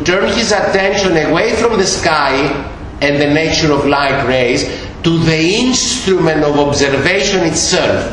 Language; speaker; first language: English; non-native, fluent; Greek